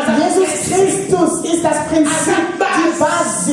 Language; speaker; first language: German; non-native, fluent; French